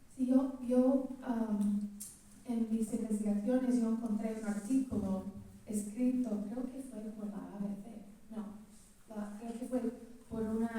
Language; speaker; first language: Spanish; early bilingual, heritage; English